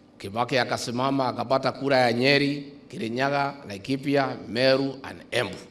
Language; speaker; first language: Swahili; non-native, local second language; Kikuyu